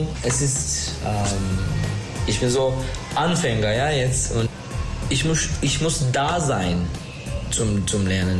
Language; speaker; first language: German; non-native, learner; Turkish